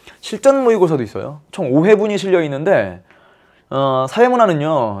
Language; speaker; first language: Korean; native; Korean